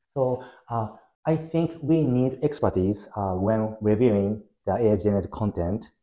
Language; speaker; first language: English; non-native, fluent; Japanese